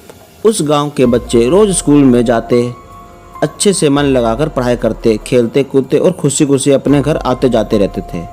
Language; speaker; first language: Hindi; native; Hindi